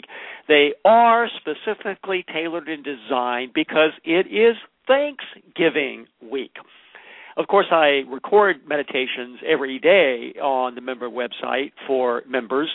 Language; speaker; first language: English; native; English